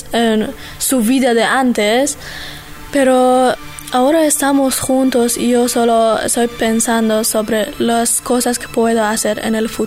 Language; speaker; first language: Spanish; non-native, learner; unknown